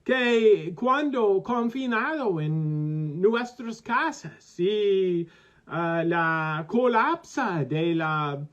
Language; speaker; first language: Spanish; non-native, learner; English